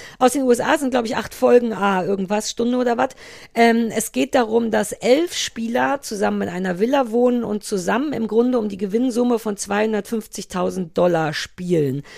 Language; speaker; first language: German; native; German